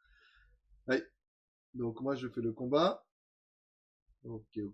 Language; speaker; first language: French; native; French